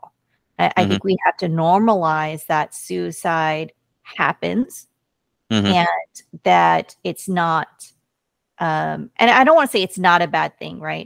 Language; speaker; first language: English; early bilingual, other home language; Korean